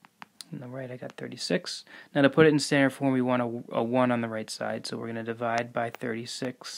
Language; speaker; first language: English; native; English